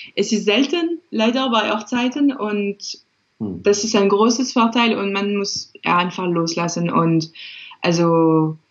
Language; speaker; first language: German; non-native, fluent; French